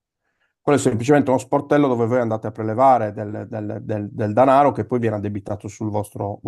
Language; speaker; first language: Italian; native; Italian